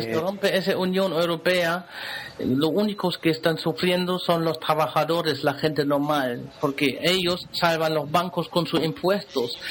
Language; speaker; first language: Spanish; non-native, fluent; German